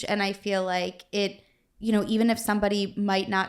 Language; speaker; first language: English; native; English